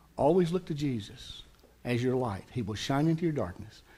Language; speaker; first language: English; native; English